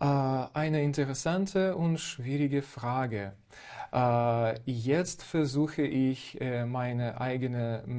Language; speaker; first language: German; non-native, fluent; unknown